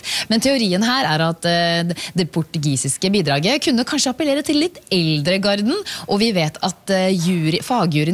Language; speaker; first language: Norwegian; native; Norwegian